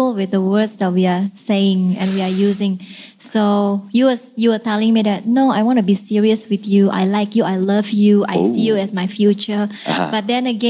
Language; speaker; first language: English; non-native, fluent; Indonesian